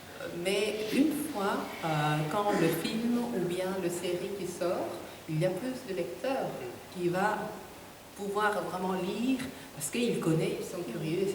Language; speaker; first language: French; non-native, fluent; Korean